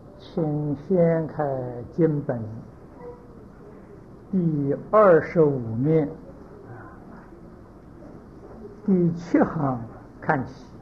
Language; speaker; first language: Chinese; native; Chinese